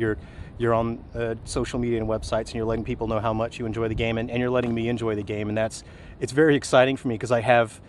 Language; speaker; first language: English; native; English